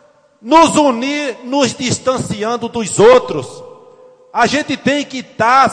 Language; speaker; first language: Portuguese; native; Portuguese